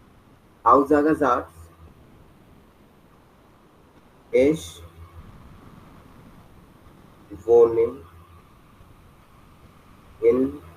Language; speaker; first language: German; non-native, fluent; Hindi